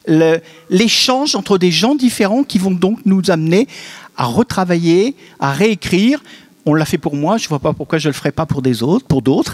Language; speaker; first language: French; native; French